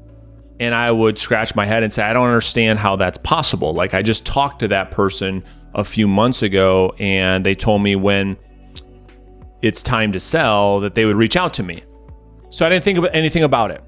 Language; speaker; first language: English; native; English